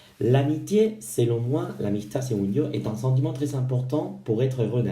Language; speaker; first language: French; non-native, fluent; Spanish